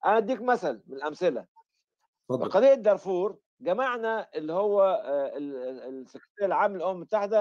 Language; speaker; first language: Arabic; native; Arabic